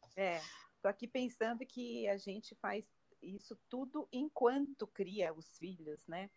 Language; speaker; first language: Portuguese; native; Portuguese